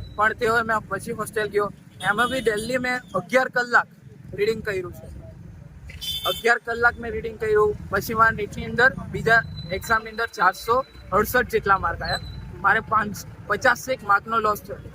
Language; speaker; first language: Gujarati; non-native, local second language; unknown